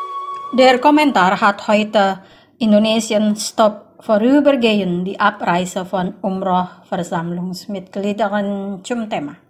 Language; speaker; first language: German; non-native, fluent; Indonesian